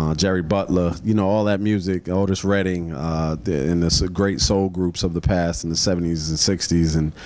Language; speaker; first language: English; native; English